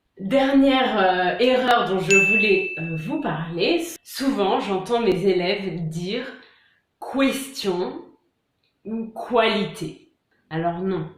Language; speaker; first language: French; native; French